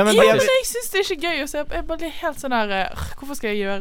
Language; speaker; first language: Norwegian; native; Norwegian